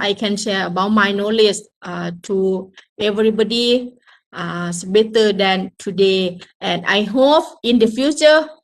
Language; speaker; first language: English; non-native, learner; Thai